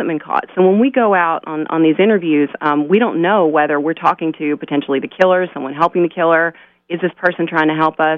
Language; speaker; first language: English; native; English